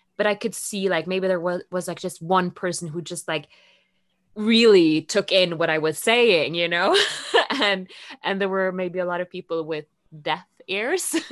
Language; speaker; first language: English; non-native, fluent; Norwegian